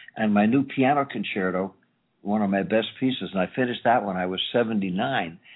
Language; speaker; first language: English; native; English